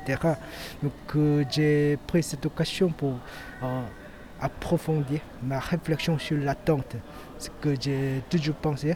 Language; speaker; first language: French; non-native, learner; Korean